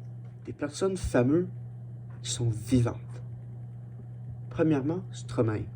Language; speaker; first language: French; non-native, learner; English